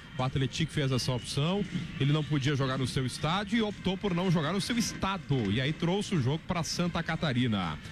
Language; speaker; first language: Portuguese; native; Portuguese